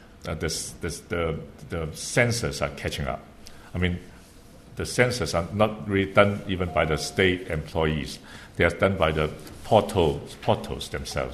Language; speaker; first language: English; non-native, local second language; Cantonese